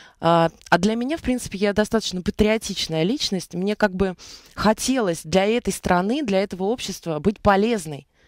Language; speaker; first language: Russian; native; Russian